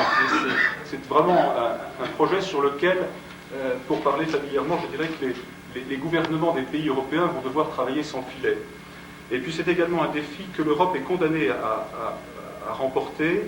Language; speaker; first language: French; native; French